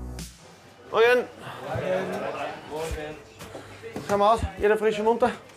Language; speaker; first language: German; native; German